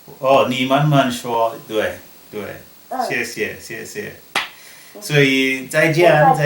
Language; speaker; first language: Chinese; non-native, learner; English